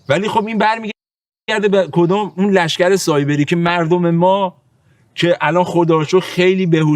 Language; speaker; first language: Persian; native; Persian